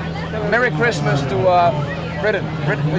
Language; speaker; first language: English; non-native, fluent; French